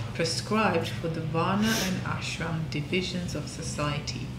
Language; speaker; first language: English; native; English